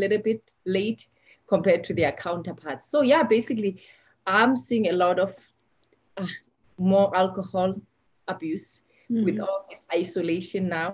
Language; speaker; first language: English; non-native, local second language; Xhosa